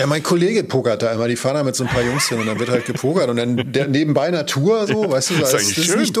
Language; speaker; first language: German; native; German